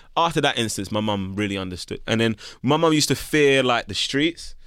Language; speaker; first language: English; native; English